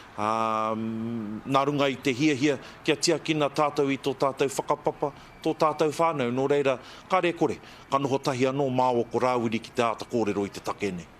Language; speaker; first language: Māori; native; Māori